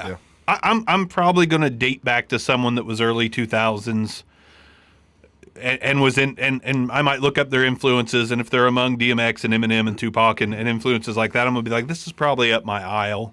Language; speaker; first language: English; native; English